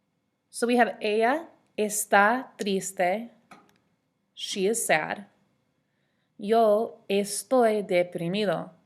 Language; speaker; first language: Spanish; non-native, fluent; English